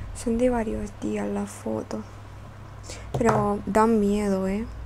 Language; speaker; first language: Spanish; non-native, fluent; Russian